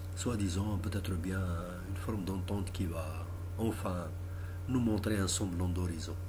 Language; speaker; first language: French; non-native, local second language; Arabic